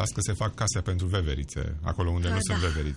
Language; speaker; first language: Romanian; native; Romanian